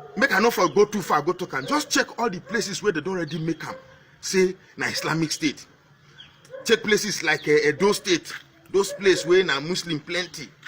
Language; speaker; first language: Nigerian Pidgin; non-native, local second language; Igbo